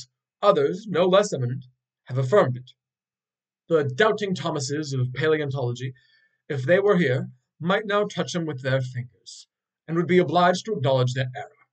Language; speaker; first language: English; native; English